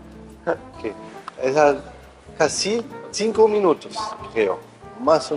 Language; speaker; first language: Spanish; non-native, learner; German